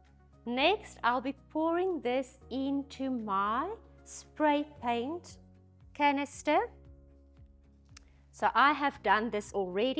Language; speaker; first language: English; non-native, local second language; Afrikaans